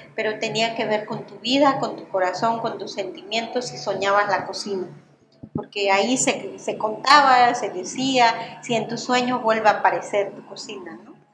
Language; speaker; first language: Spanish; non-native, local second language; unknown